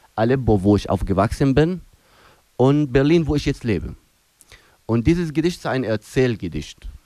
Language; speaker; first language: German; non-native, fluent; Arabic